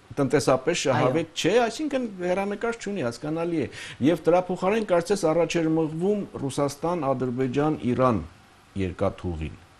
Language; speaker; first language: Armenian; native; Armenian